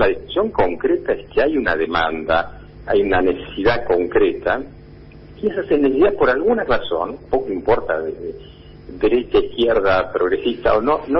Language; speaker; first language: Spanish; native; Spanish